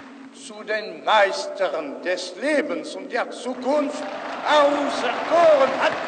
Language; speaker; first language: German; non-native, learner; French